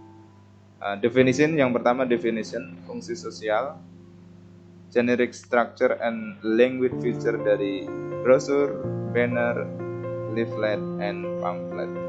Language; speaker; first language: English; non-native, fluent; Indonesian